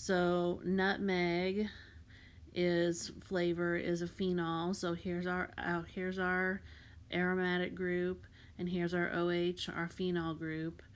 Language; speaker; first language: English; native; English